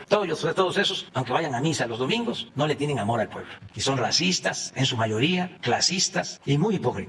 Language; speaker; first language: Spanish; native; Spanish